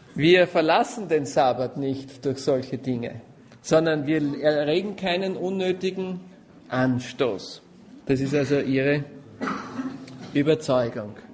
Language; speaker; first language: German; native; German